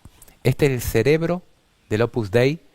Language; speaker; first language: Spanish; native; Spanish